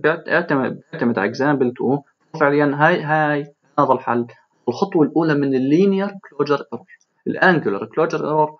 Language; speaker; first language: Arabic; native; Arabic